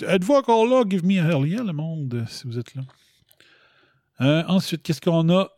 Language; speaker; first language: French; native; French